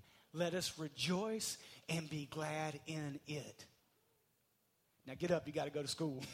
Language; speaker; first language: English; native; English